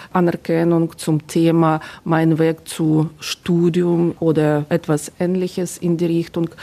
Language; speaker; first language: German; non-native, fluent; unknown